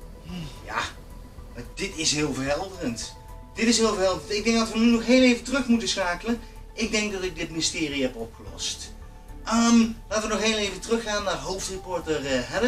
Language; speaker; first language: Dutch; native; Dutch